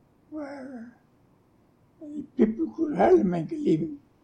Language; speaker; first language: English; early bilingual, other home language; Spanish